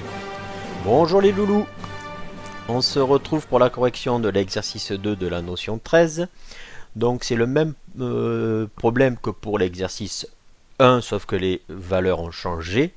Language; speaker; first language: French; native; French